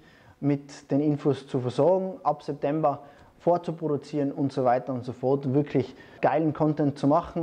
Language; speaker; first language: German; native; German